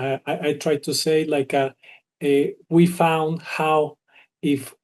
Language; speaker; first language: English; non-native, learner; Spanish